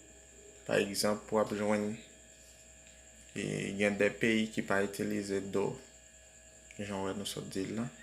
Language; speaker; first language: French; non-native, learner; Haitian Creole